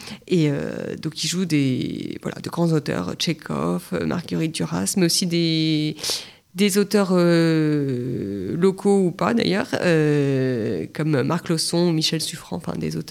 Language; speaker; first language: French; native; French